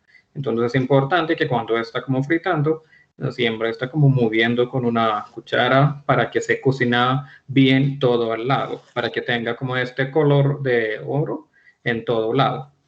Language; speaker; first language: Spanish; non-native, fluent; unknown